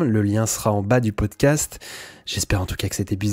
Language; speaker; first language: French; native; French